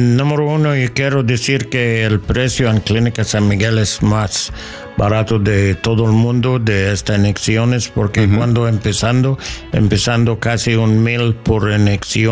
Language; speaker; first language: Spanish; non-native, learner; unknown